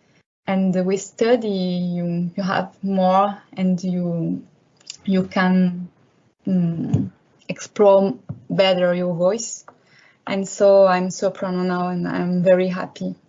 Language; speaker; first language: English; non-native, learner; French